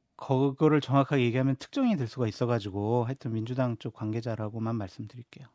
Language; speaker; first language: Korean; native; Korean